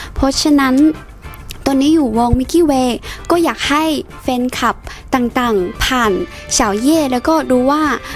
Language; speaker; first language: Thai; non-native, fluent; Chinese